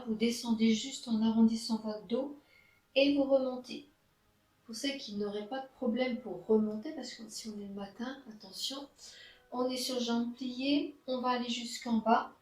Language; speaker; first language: French; native; French